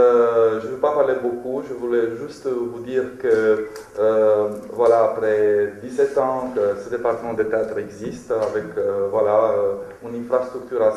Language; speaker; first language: French; non-native, fluent; Romanian